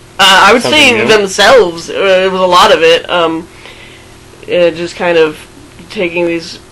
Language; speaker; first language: English; native; English